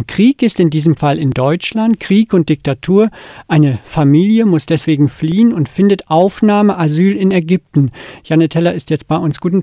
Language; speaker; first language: German; native; German